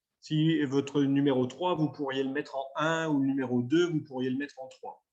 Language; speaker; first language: French; native; French